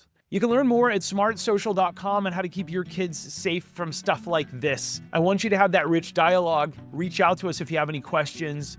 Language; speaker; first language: English; native; English